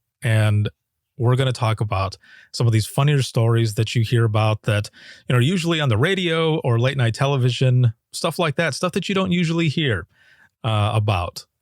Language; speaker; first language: English; native; English